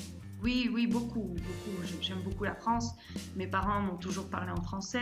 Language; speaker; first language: French; early bilingual, heritage; French